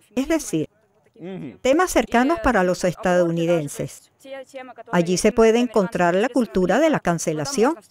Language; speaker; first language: Spanish; non-native, fluent; Russian